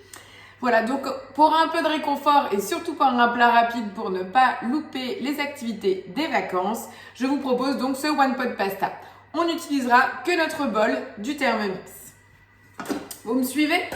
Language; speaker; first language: French; native; French